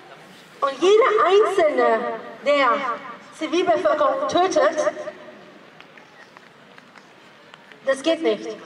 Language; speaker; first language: German; early bilingual, other home language; Persian